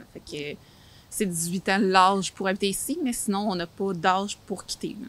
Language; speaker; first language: French; native; French